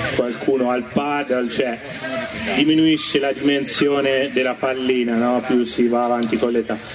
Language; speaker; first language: Italian; native; Italian